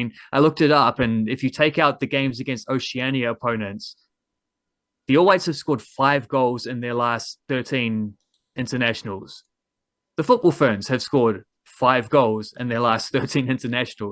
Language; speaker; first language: English; native; English